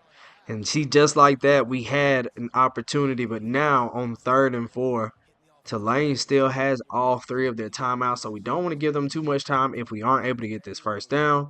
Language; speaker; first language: English; native; English